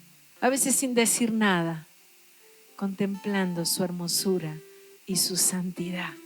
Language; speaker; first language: Spanish; native; Spanish